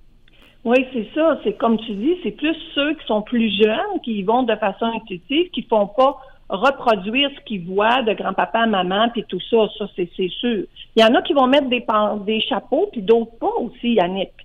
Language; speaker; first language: French; native; French